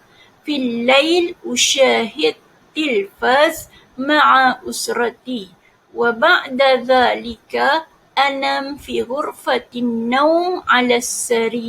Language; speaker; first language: Arabic; non-native, fluent; Malay